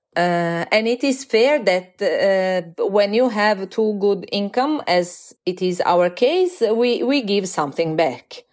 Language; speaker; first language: English; non-native, fluent; Italian